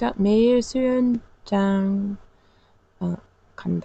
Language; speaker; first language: Korean; non-native, learner; English